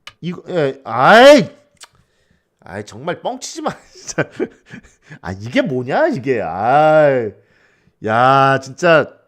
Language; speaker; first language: Korean; native; Korean